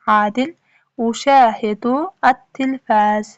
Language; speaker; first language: Arabic; non-native, fluent; Uzbek